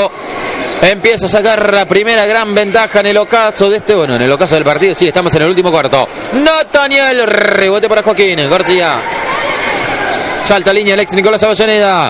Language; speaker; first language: Spanish; native; Spanish